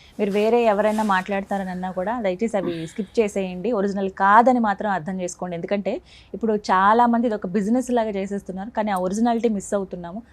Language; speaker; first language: Telugu; native; Telugu